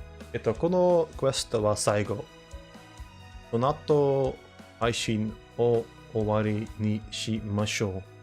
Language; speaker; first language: Japanese; non-native, learner; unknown